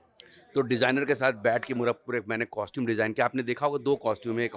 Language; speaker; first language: Hindi; native; Hindi